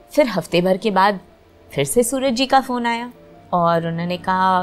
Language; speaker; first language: Hindi; non-native, local second language; Marathi